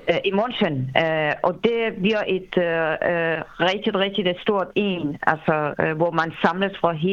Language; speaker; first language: Danish; non-native, fluent; Persian